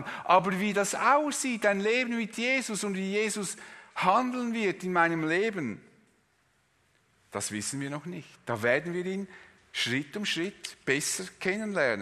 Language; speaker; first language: German; native; German